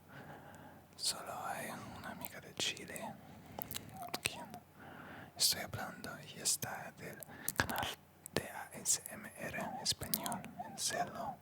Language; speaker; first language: Spanish; non-native, learner; Russian